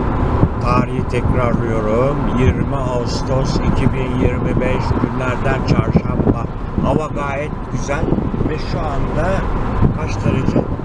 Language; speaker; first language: Turkish; native; Turkish